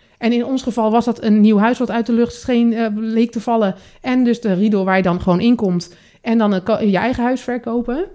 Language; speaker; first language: Dutch; native; Dutch